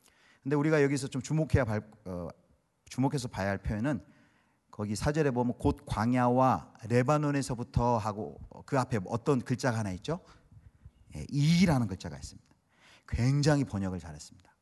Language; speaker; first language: Korean; native; Korean